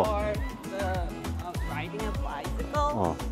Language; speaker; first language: English; non-native, learner; Mongolian